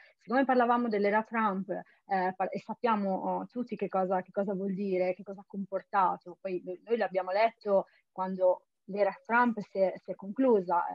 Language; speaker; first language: Italian; native; Italian